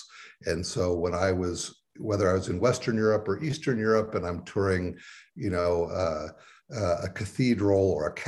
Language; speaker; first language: English; native; English